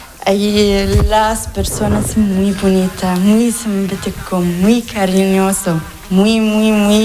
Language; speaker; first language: Spanish; non-native, learner; Arabic